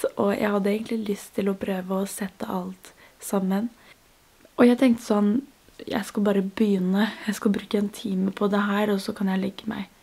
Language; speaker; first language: Norwegian; non-native, fluent; French